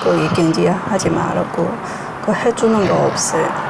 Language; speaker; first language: Korean; non-native, learner; Chinese